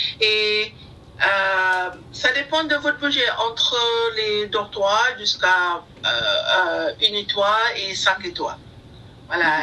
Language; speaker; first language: French; non-native, learner; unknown